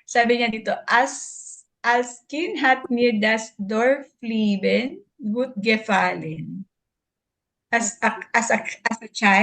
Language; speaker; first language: German; non-native, learner; Filipino